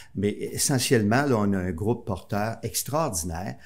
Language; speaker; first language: French; native; French